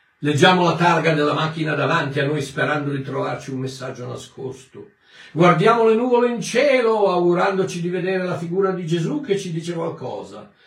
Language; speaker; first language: Italian; native; Italian